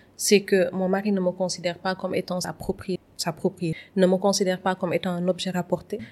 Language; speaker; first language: French; non-native, local second language; Wolof